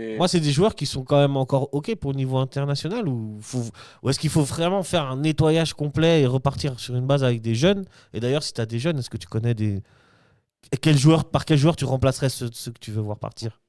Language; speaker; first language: French; native; French